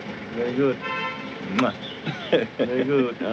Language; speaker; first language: English; non-native, learner; Vietnamese